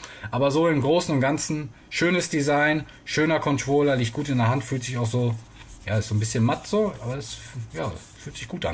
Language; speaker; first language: German; native; German